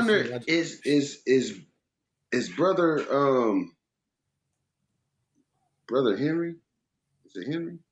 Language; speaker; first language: English; native; English